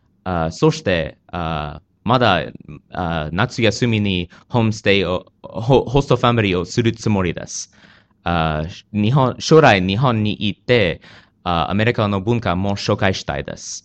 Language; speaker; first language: Japanese; non-native, learner; English